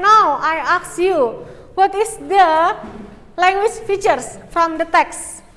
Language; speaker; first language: English; non-native, local second language; Indonesian